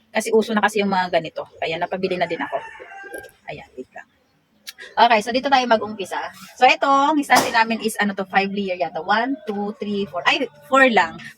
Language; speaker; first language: Filipino; non-native, local second language; Waray